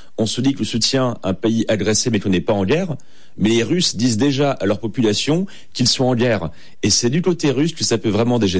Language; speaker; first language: French; native; French